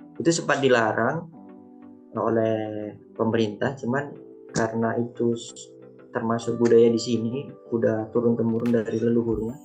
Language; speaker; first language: Indonesian; native; Indonesian